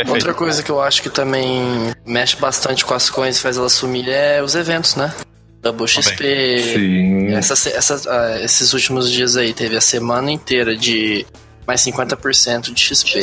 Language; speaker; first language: Portuguese; native; Portuguese